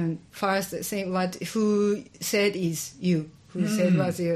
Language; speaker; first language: English; non-native, learner; Japanese